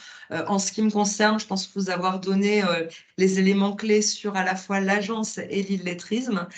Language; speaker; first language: French; native; French